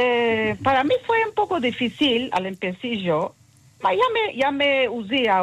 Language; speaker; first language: Spanish; early bilingual, heritage; Ladino